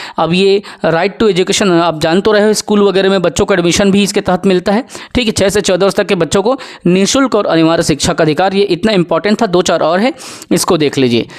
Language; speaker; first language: Hindi; native; Hindi